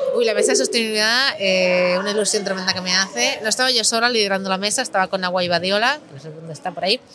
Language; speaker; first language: Spanish; native; Spanish